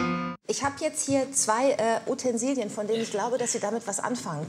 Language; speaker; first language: German; native; German